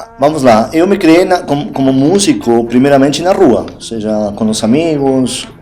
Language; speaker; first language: Portuguese; non-native, fluent; Spanish